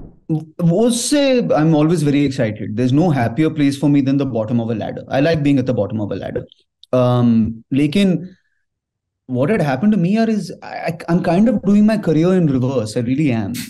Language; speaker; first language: English; non-native, local second language; Hindi